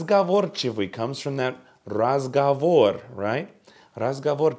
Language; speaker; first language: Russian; non-native, fluent; English